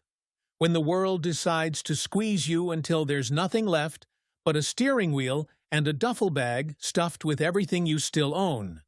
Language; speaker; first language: English; native; English